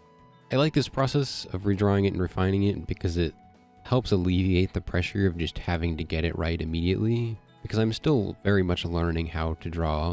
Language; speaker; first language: English; native; English